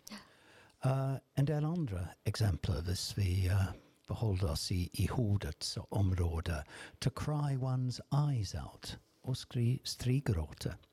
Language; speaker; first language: Norwegian; non-native, fluent; English